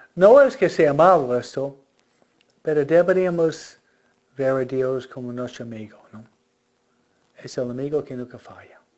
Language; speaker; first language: Spanish; non-native, fluent; English